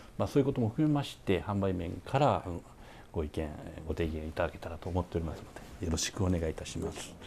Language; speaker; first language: Japanese; native; Japanese